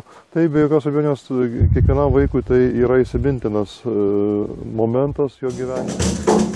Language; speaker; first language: Lithuanian; native; Lithuanian